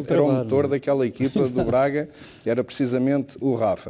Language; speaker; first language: Portuguese; native; Portuguese